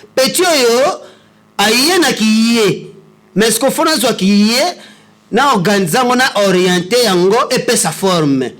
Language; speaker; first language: Lingala; native; Lingala